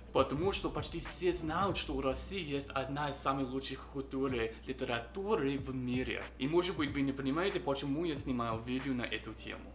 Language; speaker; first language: Russian; non-native, fluent; English